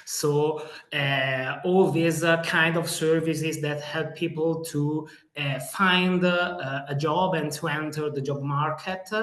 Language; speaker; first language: English; non-native, fluent; Italian